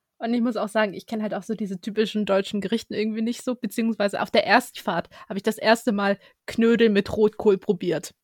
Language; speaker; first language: German; early bilingual, other home language; Russian